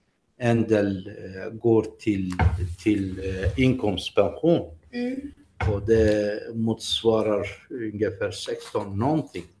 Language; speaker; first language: Swedish; non-native, fluent; Greek